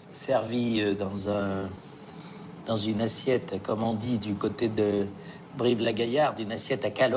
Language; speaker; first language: French; native; French